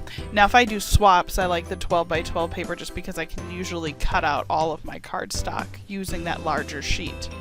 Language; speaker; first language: English; native; English